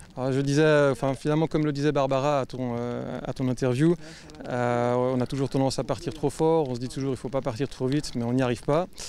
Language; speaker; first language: French; native; French